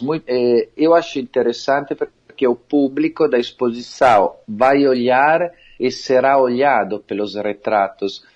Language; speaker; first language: Portuguese; non-native, fluent; Italian